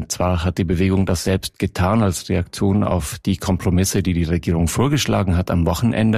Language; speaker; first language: German; native; German